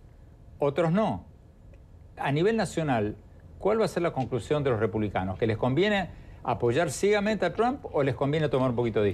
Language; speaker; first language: Spanish; native; Spanish